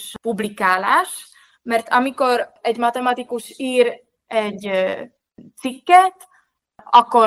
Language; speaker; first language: Hungarian; non-native, fluent; Czech